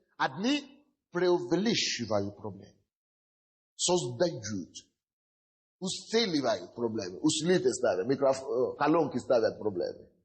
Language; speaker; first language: Russian; non-native, fluent; Yoruba